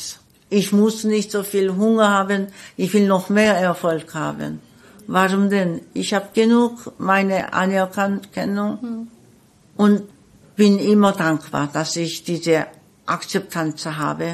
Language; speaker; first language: German; non-native, fluent; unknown